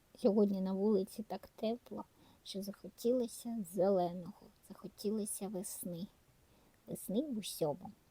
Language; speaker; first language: Ukrainian; native; Ukrainian